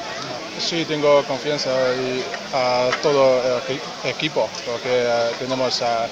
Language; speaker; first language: Spanish; non-native, learner; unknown